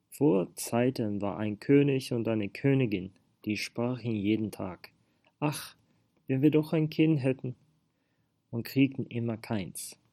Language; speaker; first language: German; non-native, fluent; Swedish